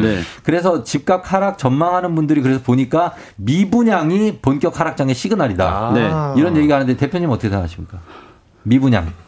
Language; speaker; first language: Korean; native; Korean